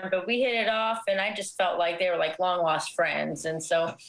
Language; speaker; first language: English; native; English